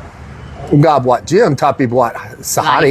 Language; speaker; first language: Indonesian; non-native, learner; English